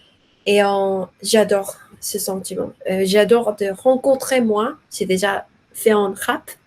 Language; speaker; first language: French; non-native, learner; Korean